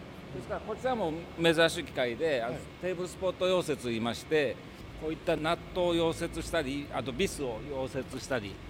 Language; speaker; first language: Japanese; native; Japanese